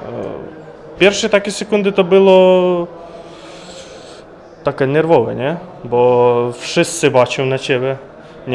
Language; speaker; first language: Polish; non-native, learner; Ukrainian